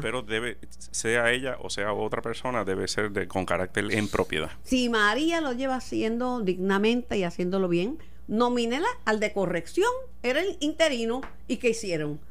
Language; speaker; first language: Spanish; native; Spanish